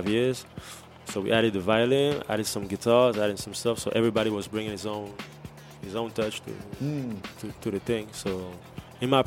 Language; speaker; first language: English; non-native, fluent; French